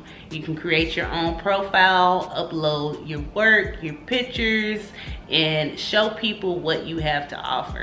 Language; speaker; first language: English; native; English